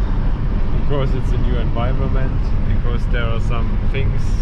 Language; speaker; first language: English; non-native, fluent; German